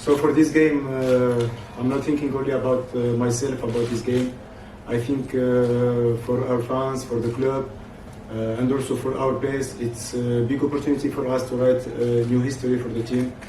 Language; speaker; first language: English; non-native, learner; French